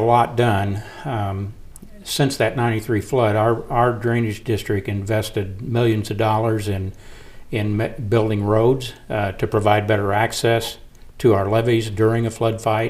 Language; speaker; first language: English; native; English